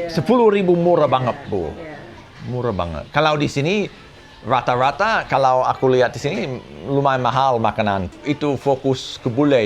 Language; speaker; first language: Indonesian; non-native, fluent; English